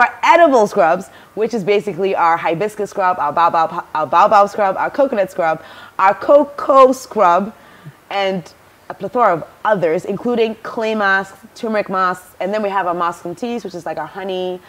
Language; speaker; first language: English; non-native, local second language; Akan